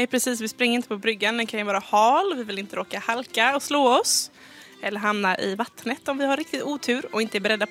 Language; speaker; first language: Swedish; native; Swedish